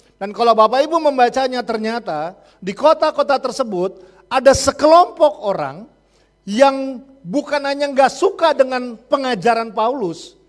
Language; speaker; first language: Indonesian; native; Indonesian